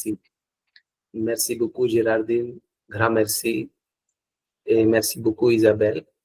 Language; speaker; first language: French; non-native, fluent; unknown